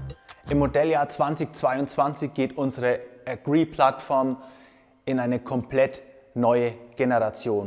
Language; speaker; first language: German; native; German